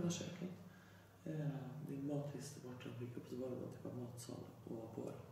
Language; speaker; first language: Swedish; native; Swedish